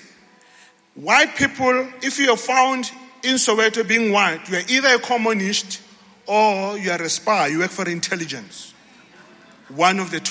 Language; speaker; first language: English; non-native, local second language; Zulu